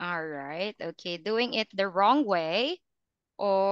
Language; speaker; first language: English; non-native, fluent; Filipino